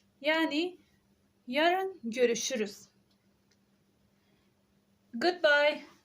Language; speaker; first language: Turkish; non-native, fluent; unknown